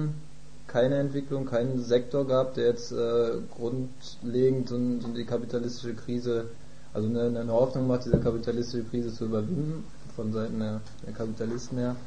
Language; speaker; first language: German; native; German